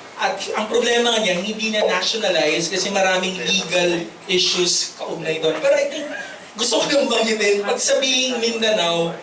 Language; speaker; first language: Filipino; non-native, local second language; Cebuano